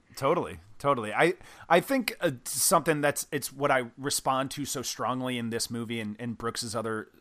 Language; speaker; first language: English; native; English